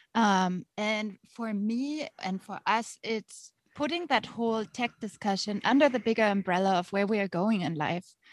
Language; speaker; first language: English; non-native, fluent; German